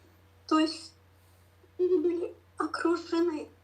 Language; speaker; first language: Russian; native; Russian